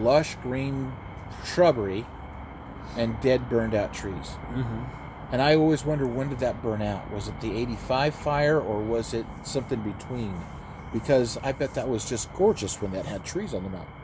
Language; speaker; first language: English; native; English